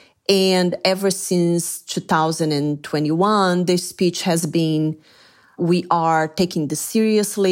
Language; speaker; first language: English; non-native, fluent; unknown